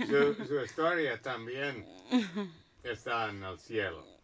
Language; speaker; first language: Spanish; non-native, learner; English